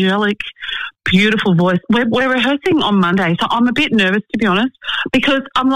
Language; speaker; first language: English; native; English